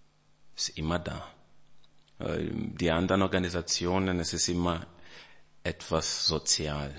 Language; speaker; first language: German; non-native, fluent; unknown